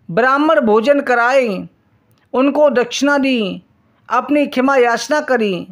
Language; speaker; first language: Hindi; native; Hindi